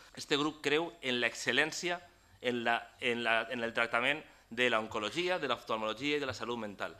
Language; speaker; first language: Catalan; native; Catalan